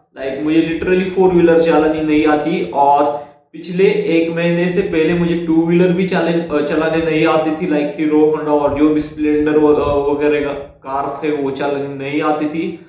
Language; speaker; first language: Hindi; non-native, local second language; Marathi